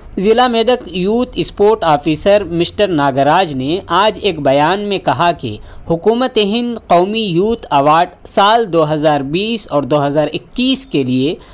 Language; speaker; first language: Urdu; native; Urdu